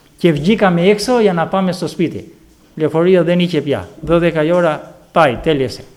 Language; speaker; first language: Greek; non-native, fluent; Albanian